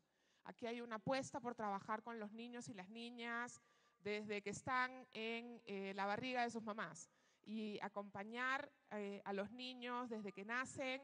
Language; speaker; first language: Spanish; native; Spanish